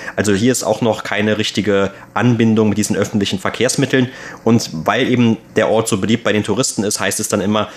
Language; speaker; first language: German; native; German